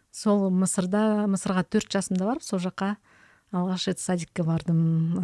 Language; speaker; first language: Kazakh; early bilingual, heritage; Kazakh